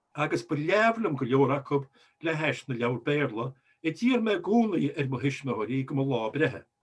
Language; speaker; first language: Irish; native; Irish